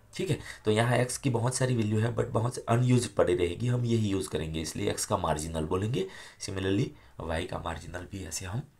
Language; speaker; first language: Hindi; non-native, local second language; Gujarati